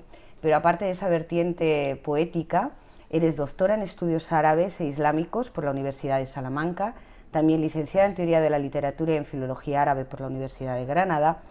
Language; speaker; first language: Spanish; native; Spanish